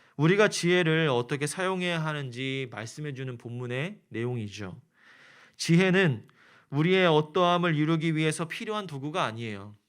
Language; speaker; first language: Korean; native; Korean